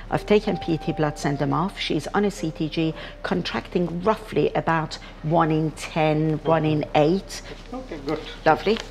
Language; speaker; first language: English; non-native, fluent; Persian